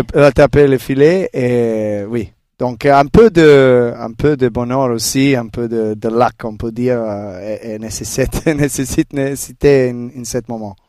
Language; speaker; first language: French; non-native, learner; Serbian